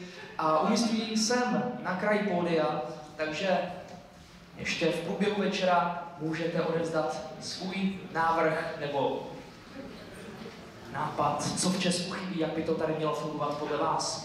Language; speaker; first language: Czech; native; Czech